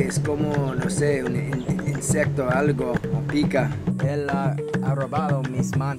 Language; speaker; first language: Spanish; non-native, learner; English